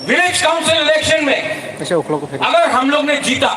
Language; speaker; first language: Hindi; non-native, local second language; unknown